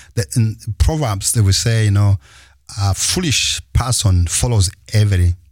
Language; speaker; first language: English; non-native, local second language; Kinyarwanda